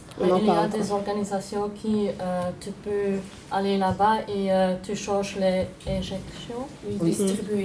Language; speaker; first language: French; non-native, local second language; Dutch